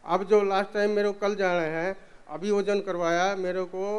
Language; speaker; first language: Hindi; native; Hindi